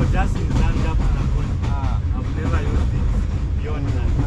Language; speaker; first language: English; non-native, fluent; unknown